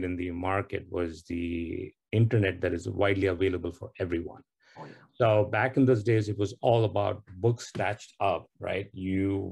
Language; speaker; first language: English; non-native, local second language; Tamil